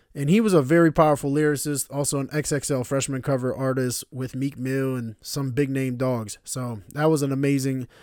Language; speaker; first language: English; native; English